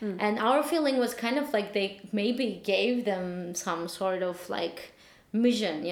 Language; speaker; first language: English; non-native, fluent; Turkish